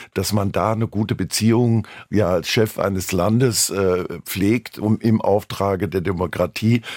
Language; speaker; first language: German; native; German